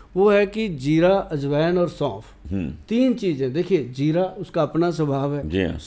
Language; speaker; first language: Hindi; native; Hindi